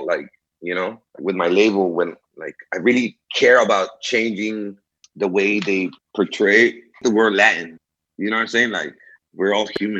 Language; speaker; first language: English; early bilingual, other home language; Spanish